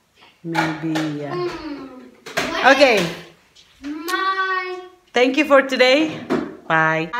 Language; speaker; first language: English; non-native, learner; Indonesian